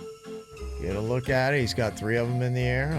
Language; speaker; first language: English; native; English